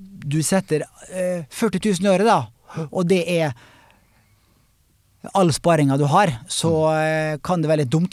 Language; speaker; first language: Norwegian; native; Norwegian